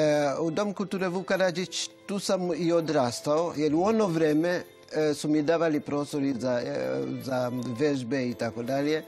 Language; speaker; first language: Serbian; non-native, fluent; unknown